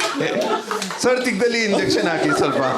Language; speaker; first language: Kannada; non-native, learner; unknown